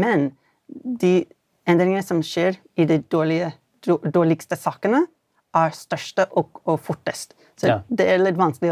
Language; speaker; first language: Swedish; non-native, fluent; English